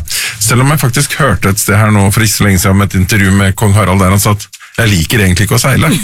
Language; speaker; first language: Norwegian; native; Norwegian